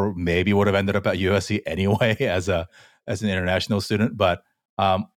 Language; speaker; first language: English; early bilingual, other home language; Korean